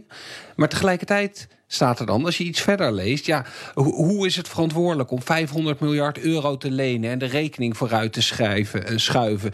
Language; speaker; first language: Dutch; native; Dutch